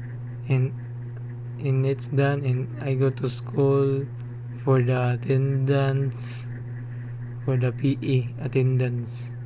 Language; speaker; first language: English; non-native, learner; Cebuano